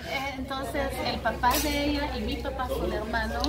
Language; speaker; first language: Spanish; non-native, fluent; Hebrew